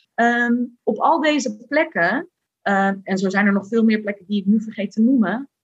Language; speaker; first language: Dutch; early bilingual, other home language; Turkish